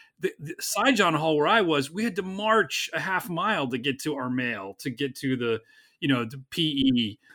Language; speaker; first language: English; native; English